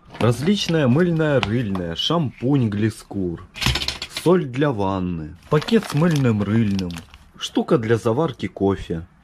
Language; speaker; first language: Russian; native; Russian